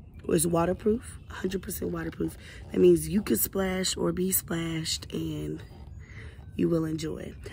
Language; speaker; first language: English; native; English